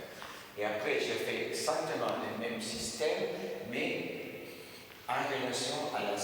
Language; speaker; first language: French; non-native, fluent; Spanish